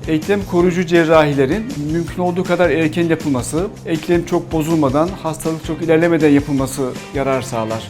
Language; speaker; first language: Turkish; native; Turkish